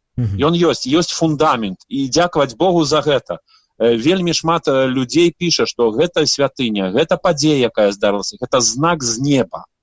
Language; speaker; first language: Belarusian; native; Belarusian